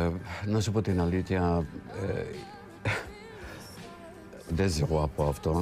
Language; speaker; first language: Greek; non-native, fluent; Hungarian